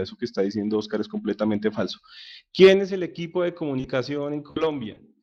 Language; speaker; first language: Spanish; native; Spanish